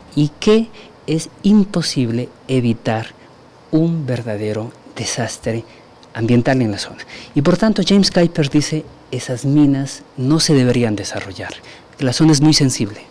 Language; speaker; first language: Spanish; native; Spanish